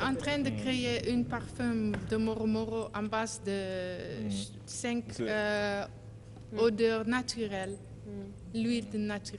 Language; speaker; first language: French; non-native, learner; Dutch